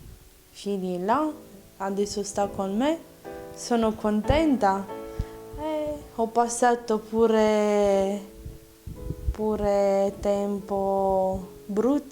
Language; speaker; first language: Italian; non-native, learner; Romanian